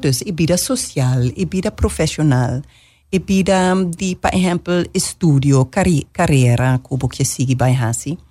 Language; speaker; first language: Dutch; non-native, local second language; Papiamento